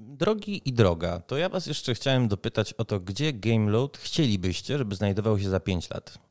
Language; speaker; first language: Polish; native; Polish